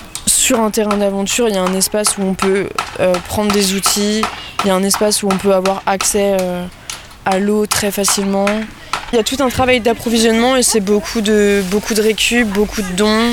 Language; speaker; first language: French; native; French